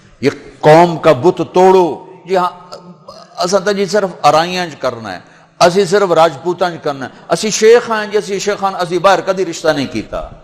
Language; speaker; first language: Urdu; non-native, local second language; Punjabi